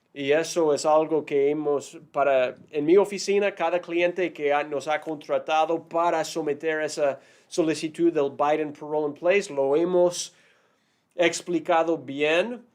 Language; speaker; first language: Spanish; non-native, fluent; English